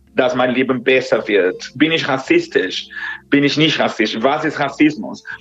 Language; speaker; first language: German; non-native, fluent; Portuguese